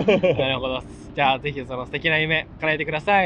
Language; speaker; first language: Japanese; native; Japanese